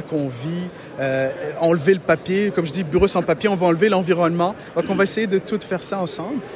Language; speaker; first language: French; non-native, local second language; Arabic